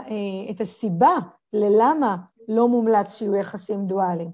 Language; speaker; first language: Hebrew; native; Hebrew